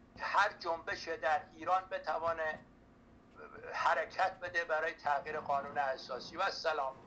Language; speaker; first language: Persian; native; Persian